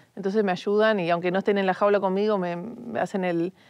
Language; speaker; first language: Spanish; native; Spanish